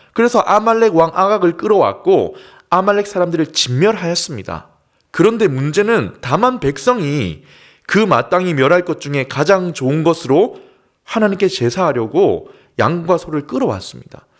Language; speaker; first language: Korean; native; Korean